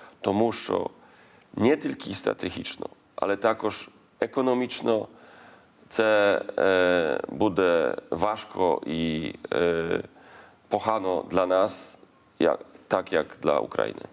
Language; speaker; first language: Ukrainian; non-native, learner; Polish